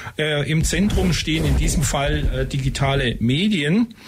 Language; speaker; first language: German; native; German